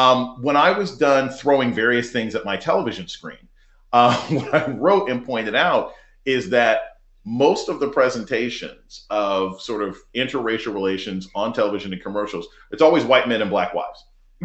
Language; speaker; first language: English; native; English